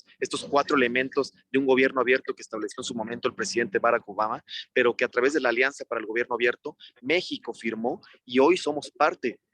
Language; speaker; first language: Spanish; native; Spanish